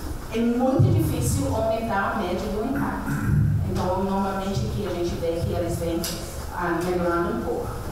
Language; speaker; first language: Portuguese; native; Portuguese